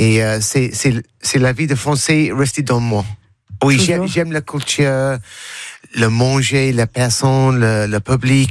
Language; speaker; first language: French; non-native, learner; English